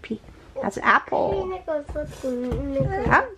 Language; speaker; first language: Chinese; native; Chinese